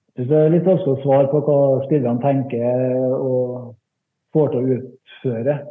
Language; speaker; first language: Norwegian; native; Norwegian